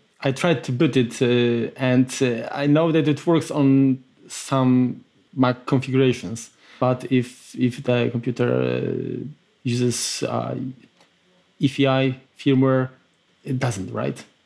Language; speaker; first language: English; non-native, fluent; Polish